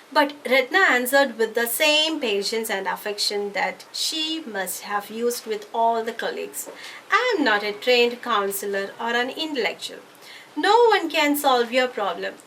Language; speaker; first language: English; non-native, local second language; Malayalam